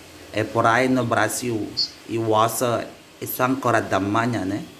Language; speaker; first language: Portuguese; non-native, learner; Indonesian